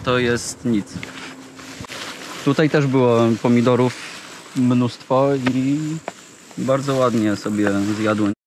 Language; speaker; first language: Polish; native; Polish